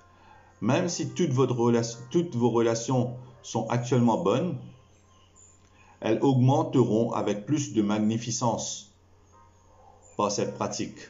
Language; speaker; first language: French; non-native, local second language; Morisyen